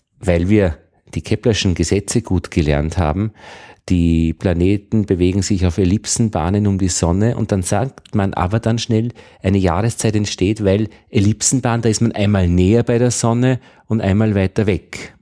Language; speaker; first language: German; native; German